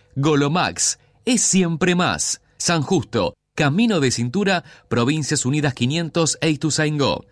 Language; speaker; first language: Spanish; native; Spanish